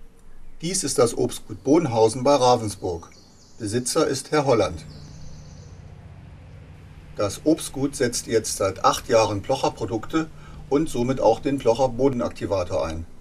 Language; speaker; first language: German; native; German